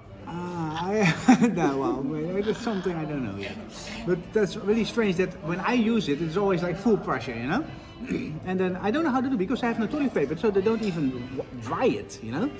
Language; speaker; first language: English; non-native, fluent; Dutch